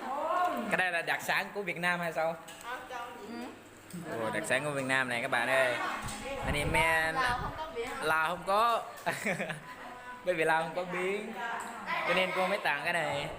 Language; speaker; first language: Vietnamese; non-native, learner; Lao